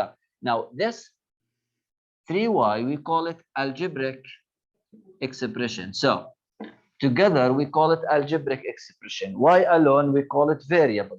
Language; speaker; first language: English; non-native, local second language; Arabic